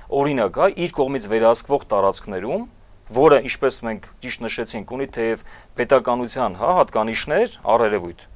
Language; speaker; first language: Armenian; native; Armenian